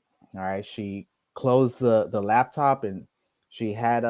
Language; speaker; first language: English; native; English